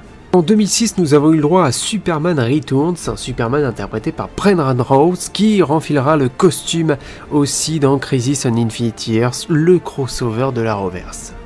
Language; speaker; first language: French; native; French